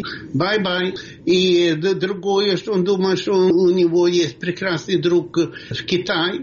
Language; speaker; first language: Russian; non-native, fluent; Swedish